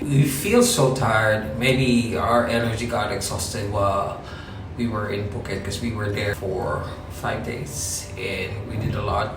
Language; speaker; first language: English; non-native, local second language; Filipino